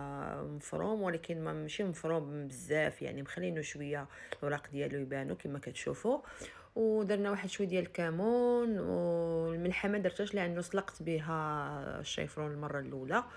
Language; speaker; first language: Arabic; native; Arabic